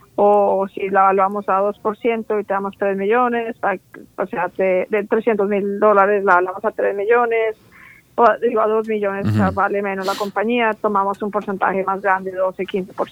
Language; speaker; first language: Spanish; native; Spanish